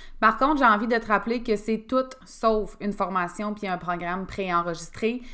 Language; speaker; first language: French; native; French